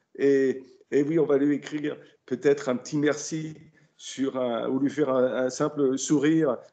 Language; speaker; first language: French; native; French